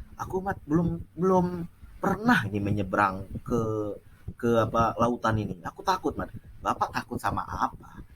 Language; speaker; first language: Indonesian; non-native, local second language; Achinese